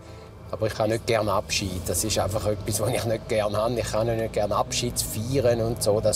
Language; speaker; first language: German; native; German